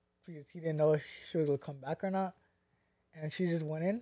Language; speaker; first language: English; native; English